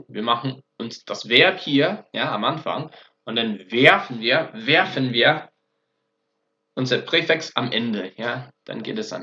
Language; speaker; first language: German; non-native, fluent; English